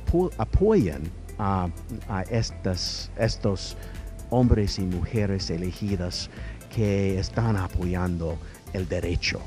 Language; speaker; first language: Spanish; non-native, fluent; English